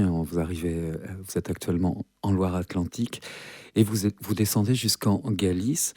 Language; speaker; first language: French; native; French